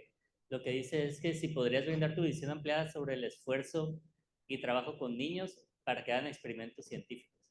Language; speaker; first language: Spanish; native; Spanish